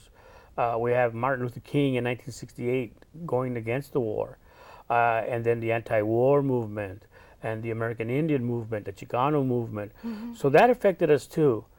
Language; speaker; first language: English; native; English